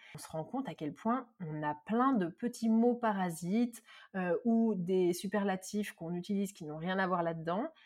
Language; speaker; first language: French; native; French